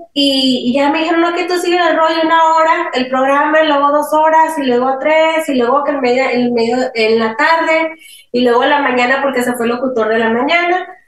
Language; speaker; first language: Spanish; early bilingual, heritage; Spanish